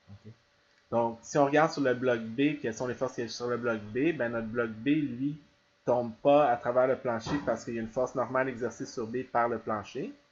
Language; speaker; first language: French; native; French